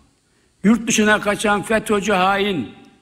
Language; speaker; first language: Turkish; native; Turkish